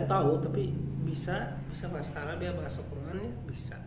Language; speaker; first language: Indonesian; non-native, learner; Arabic